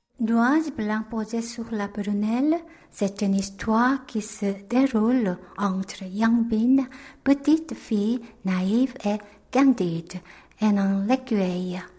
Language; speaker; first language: French; non-native, fluent; Korean